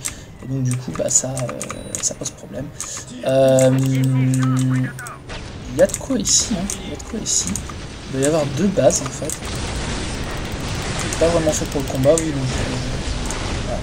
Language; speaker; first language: French; native; French